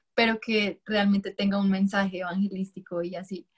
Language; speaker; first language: Spanish; native; Spanish